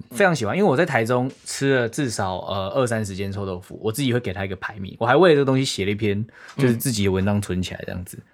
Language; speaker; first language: Chinese; native; Chinese